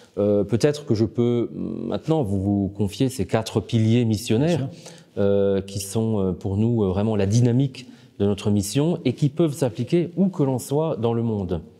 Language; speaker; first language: French; native; French